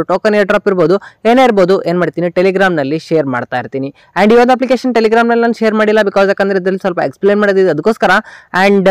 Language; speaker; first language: Kannada; native; Kannada